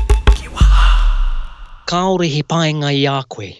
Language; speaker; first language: Māori; non-native, local second language; English